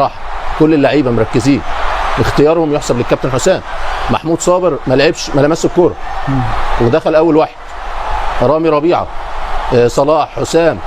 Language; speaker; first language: Arabic; native; Arabic